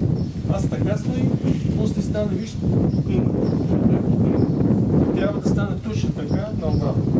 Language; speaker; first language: Bulgarian; non-native, learner; Russian